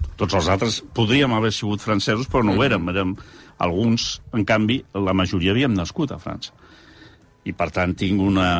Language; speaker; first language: Catalan; early bilingual, heritage; Catalan